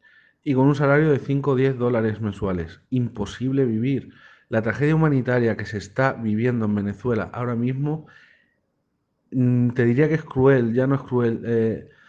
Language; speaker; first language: Spanish; native; Spanish